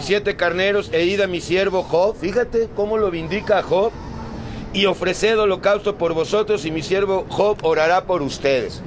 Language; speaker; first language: Spanish; native; Spanish